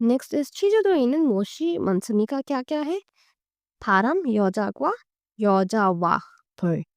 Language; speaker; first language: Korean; non-native, learner; Hindi